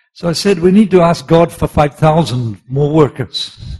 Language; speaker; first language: English; native; English